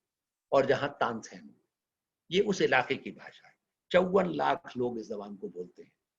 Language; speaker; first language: Hindi; native; Hindi